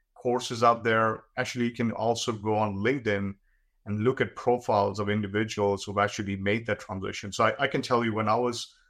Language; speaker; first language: English; non-native, local second language; Gujarati